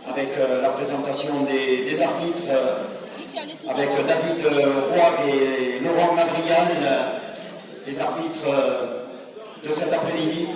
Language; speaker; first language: French; native; French